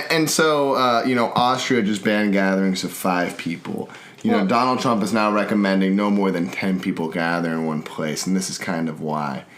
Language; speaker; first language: English; native; English